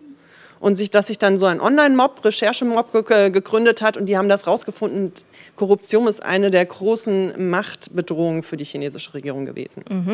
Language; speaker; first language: German; native; German